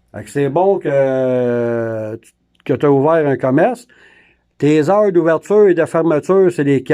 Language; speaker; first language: French; native; French